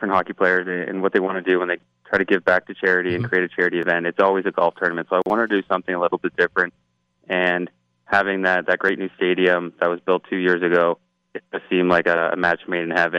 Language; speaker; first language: English; native; English